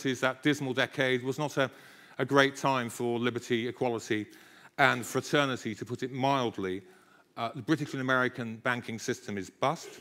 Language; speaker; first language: English; native; English